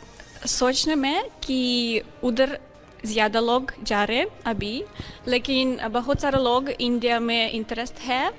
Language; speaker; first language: Hindi; non-native, learner; Russian